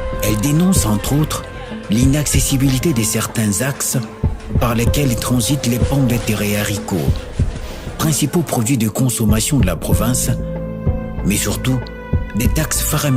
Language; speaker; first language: French; non-native, local second language; Swahili